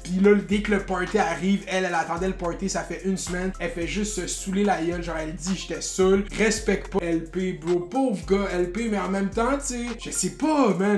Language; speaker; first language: French; native; French